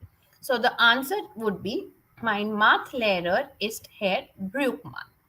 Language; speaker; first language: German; non-native, fluent; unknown